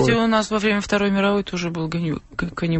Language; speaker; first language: Russian; native; Russian